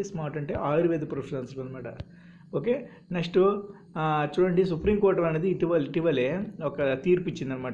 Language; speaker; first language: Telugu; native; Telugu